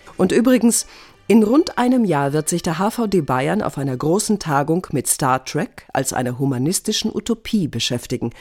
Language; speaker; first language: German; native; German